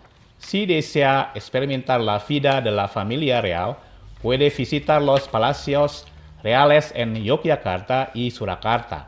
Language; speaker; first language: Spanish; non-native, fluent; Indonesian